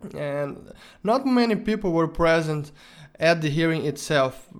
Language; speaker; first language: English; non-native, fluent; Portuguese